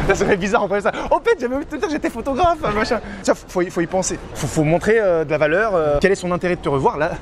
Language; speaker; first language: French; native; French